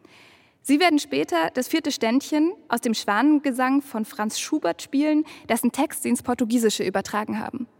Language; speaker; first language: German; native; German